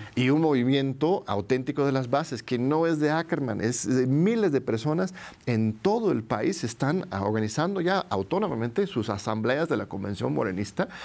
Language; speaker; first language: Spanish; non-native, fluent; English